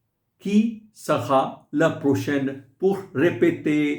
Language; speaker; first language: French; non-native, fluent; Hindi